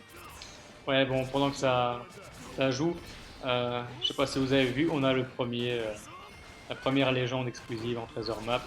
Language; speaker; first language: French; native; French